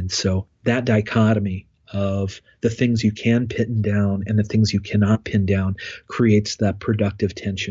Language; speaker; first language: English; native; English